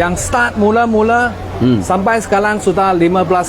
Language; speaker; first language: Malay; non-native, local second language; Cantonese